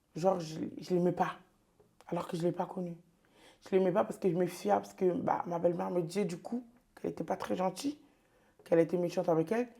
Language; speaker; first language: French; early bilingual, other home language; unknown